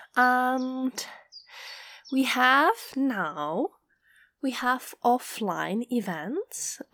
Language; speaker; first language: English; non-native, fluent; Czech